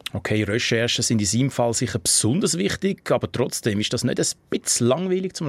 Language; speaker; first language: German; native; German